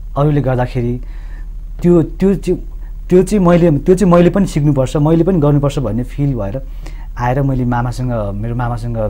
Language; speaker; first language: Nepali; non-native, local second language; Sherpa